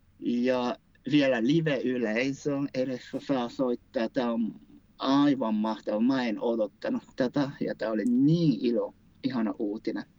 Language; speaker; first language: Finnish; non-native, fluent; Japanese